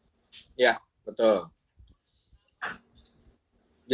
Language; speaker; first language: Indonesian; native; Indonesian